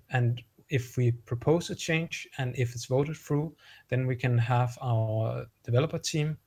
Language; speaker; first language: English; non-native, fluent; Danish